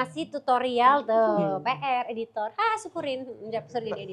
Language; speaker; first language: Indonesian; native; Indonesian